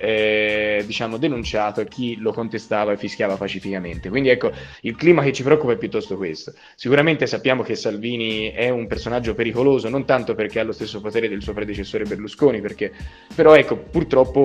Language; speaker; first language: Italian; native; Italian